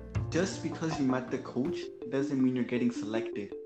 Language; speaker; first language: English; early bilingual, other home language; Punjabi